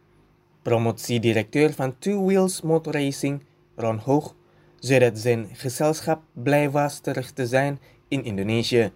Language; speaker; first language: Dutch; non-native, fluent; Indonesian